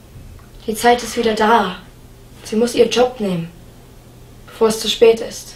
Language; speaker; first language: German; non-native, fluent; English